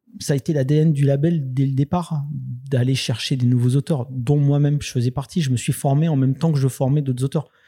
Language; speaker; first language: French; native; French